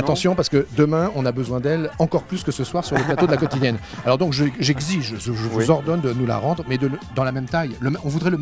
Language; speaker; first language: French; native; French